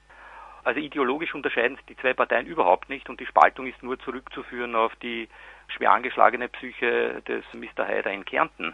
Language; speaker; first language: German; native; German